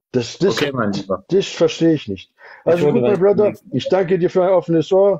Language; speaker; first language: German; native; German